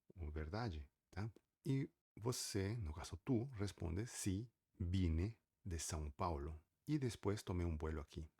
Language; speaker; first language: Portuguese; native; Portuguese